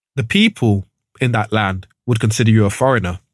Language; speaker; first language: English; early bilingual, other home language; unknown